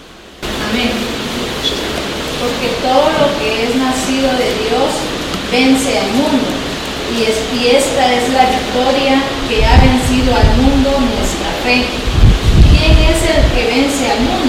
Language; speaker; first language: Spanish; non-native, learner; English